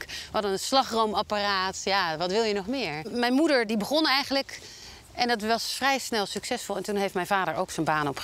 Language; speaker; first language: Dutch; native; Dutch